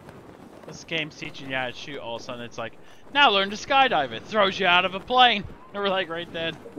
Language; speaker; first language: English; native; English